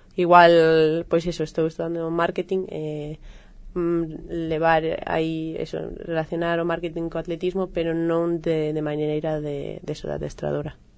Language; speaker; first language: Galician; native; Galician